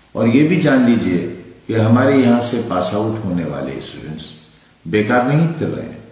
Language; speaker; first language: Urdu; native; Urdu